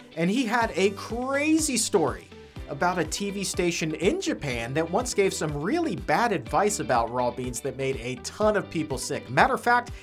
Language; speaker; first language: English; native; English